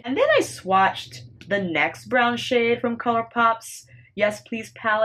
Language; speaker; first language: English; native; English